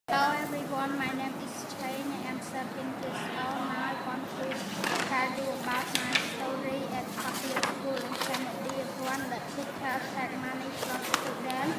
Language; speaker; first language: English; non-native, learner; Khmer